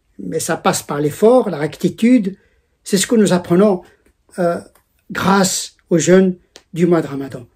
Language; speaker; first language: French; non-native, local second language; Arabic